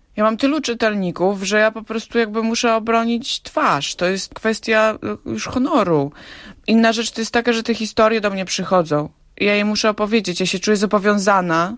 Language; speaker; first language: Polish; native; Polish